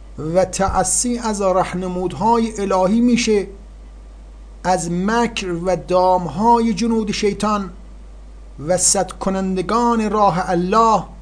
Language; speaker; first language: Persian; native; Persian